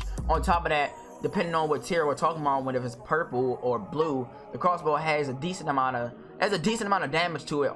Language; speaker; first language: English; native; English